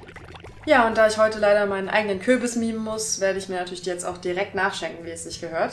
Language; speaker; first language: German; native; German